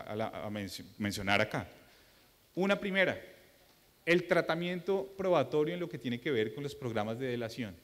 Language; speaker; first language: Spanish; native; Spanish